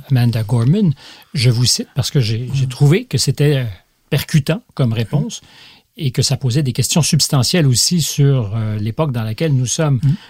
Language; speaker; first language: French; native; French